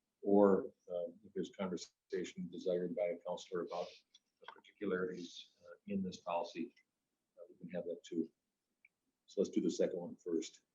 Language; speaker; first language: English; native; English